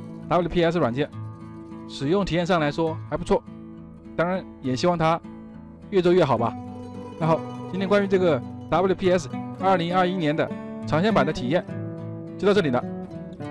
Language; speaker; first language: Chinese; native; Chinese